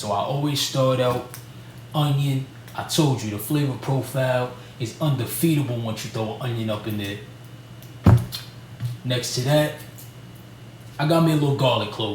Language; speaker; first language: English; native; English